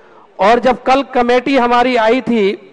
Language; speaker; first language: Hindi; native; Hindi